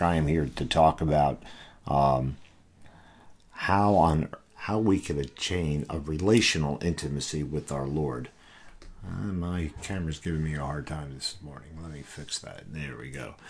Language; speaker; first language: English; native; English